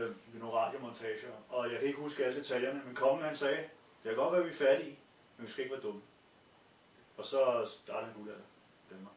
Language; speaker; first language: Danish; native; Danish